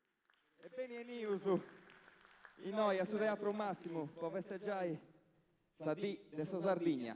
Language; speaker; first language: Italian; non-native, local second language; Sardinian